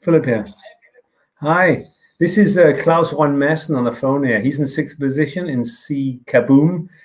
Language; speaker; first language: English; non-native, fluent; Danish